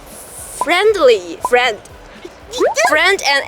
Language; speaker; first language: English; non-native, learner; Chinese